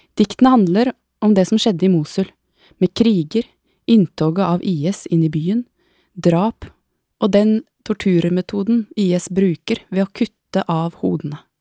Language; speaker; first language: Norwegian; native; Norwegian